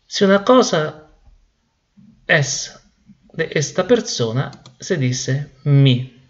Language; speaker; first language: Spanish; non-native, fluent; Italian